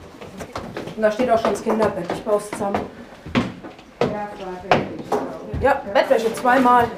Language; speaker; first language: German; native; German